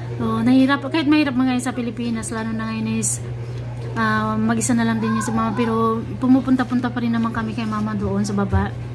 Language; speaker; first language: Filipino; non-native, local second language; Cebuano